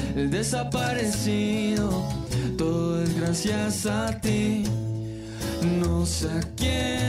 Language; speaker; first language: Spanish; early bilingual, heritage; Spanish